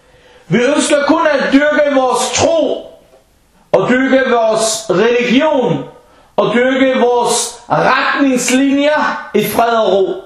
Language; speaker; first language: Danish; non-native, fluent; Arabic